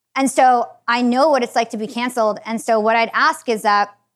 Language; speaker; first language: English; native; English